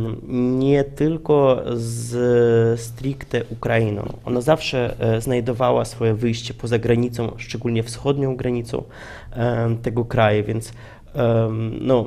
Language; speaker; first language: Polish; non-native, fluent; Ukrainian